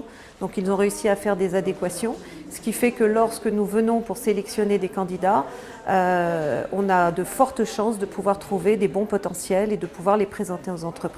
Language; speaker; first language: French; native; French